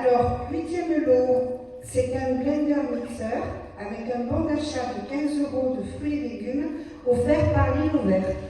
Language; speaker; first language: French; native; French